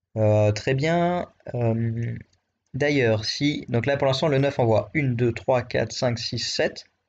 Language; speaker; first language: French; native; French